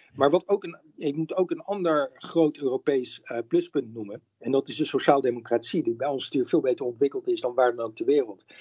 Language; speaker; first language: Dutch; native; Dutch